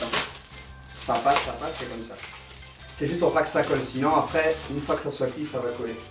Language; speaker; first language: French; non-native, learner; Spanish